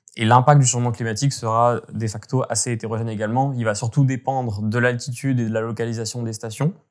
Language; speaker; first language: French; native; French